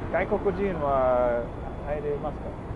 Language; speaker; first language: Japanese; non-native, learner; English